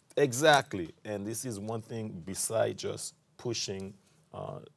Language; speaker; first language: English; non-native, fluent; French